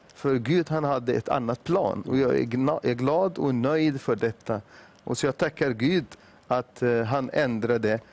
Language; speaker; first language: Swedish; non-native, fluent; Arabic